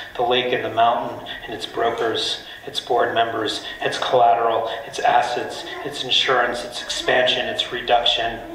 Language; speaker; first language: English; native; English